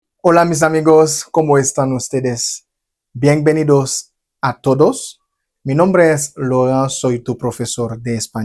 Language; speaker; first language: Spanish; non-native, fluent; Haitian Creole